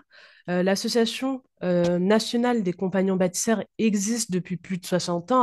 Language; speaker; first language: French; native; French